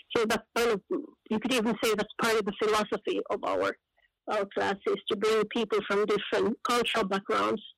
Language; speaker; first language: English; non-native, fluent; Finnish